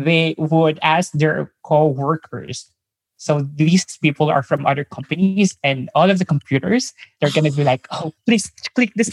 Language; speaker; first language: English; non-native, local second language; Filipino